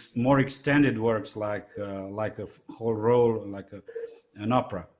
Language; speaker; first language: English; non-native, fluent; Romanian